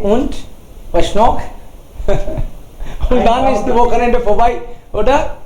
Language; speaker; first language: German; non-native, fluent; Hindi